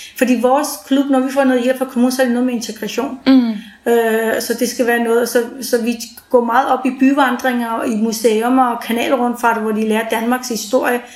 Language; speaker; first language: Danish; early bilingual, other home language; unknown